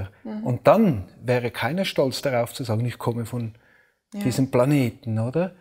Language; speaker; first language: German; native; German